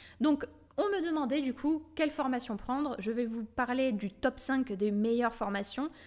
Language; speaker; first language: French; native; French